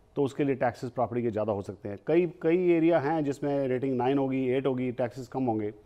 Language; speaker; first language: Hindi; native; Hindi